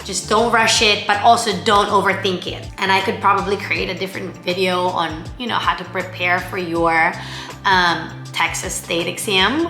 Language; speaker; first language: English; non-native, local second language; Filipino